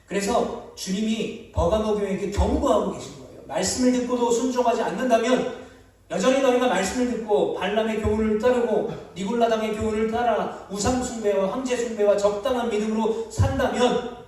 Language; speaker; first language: Korean; native; Korean